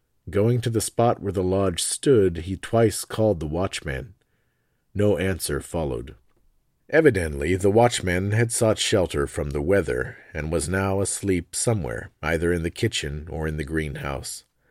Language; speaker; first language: English; native; English